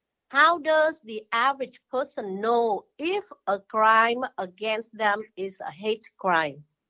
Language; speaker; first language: English; non-native, fluent; Vietnamese